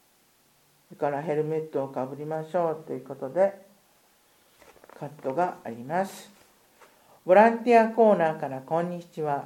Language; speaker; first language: Japanese; native; Japanese